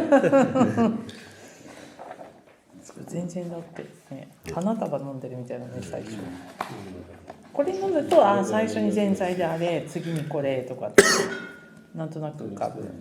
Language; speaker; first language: Japanese; native; Japanese